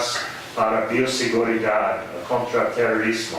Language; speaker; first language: Spanish; non-native, fluent; English